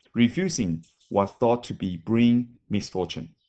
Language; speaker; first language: English; non-native, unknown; Chinese